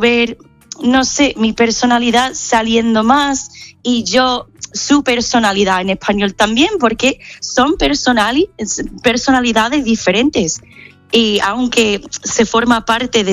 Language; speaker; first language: Spanish; non-native, fluent; English